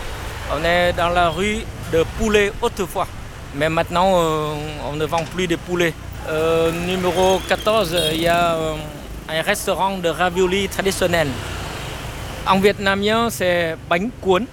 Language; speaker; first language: French; non-native, fluent; Vietnamese